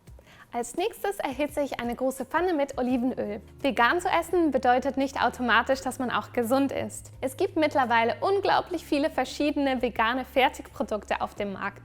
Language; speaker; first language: German; native; German